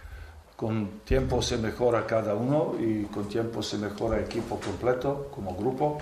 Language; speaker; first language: Spanish; non-native, fluent; Serbian